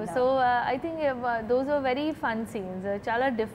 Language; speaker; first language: Telugu; non-native, learner; Hindi